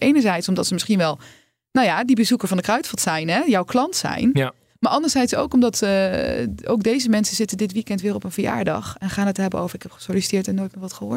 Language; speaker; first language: Dutch; native; Dutch